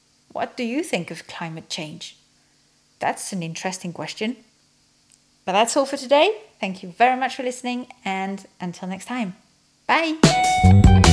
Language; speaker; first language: English; non-native, fluent; French